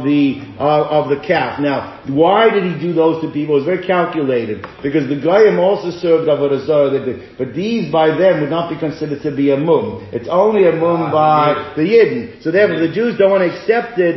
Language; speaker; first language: English; native; English